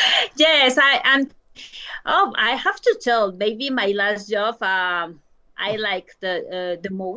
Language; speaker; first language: English; non-native, learner; Spanish